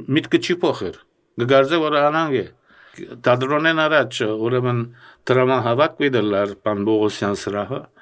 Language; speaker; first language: Armenian; early bilingual, heritage; Armenian